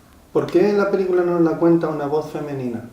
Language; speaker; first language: Spanish; native; Spanish